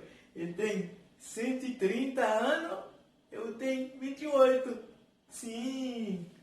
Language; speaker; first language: Portuguese; non-native, fluent; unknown